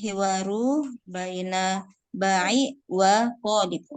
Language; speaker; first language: Arabic; non-native, learner; Indonesian